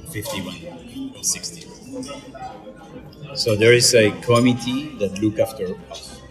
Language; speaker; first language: English; non-native, fluent; Spanish